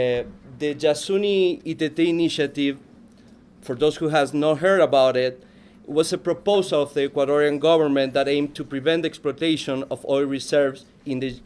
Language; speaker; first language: English; non-native, fluent; Spanish